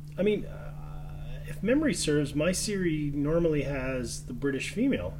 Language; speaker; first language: English; native; English